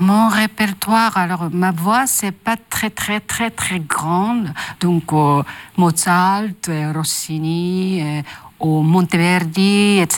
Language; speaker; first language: French; non-native, learner; Japanese